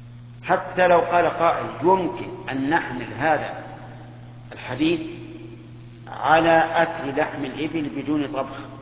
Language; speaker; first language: Arabic; native; Arabic